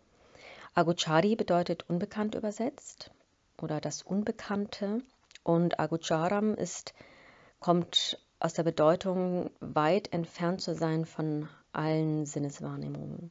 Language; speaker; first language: German; native; German